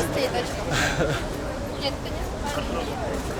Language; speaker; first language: Russian; native; Russian